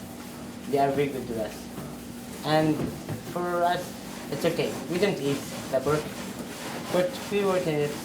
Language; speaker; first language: English; non-native, learner; Arabic